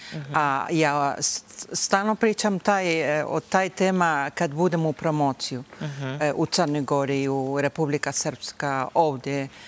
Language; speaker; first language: Bosnian; early bilingual, heritage; Bosnian